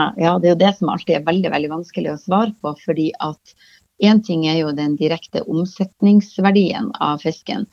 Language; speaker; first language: Norwegian; native; Norwegian